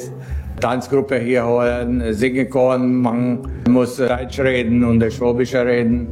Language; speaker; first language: German; non-native, local second language; Hungarian